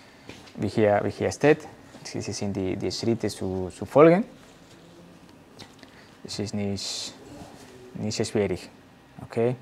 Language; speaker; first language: German; non-native, learner; Spanish